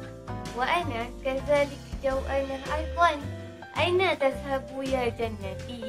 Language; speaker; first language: Arabic; non-native, learner; Malay